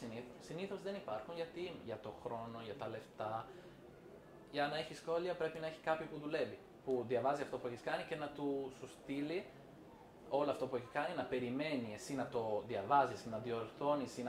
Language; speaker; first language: Greek; non-native, fluent; Italian